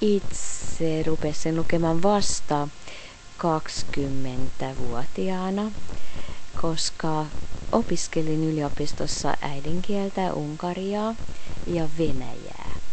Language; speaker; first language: Finnish; non-native, fluent; Hungarian